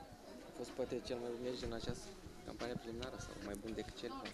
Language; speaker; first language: Romanian; native; Romanian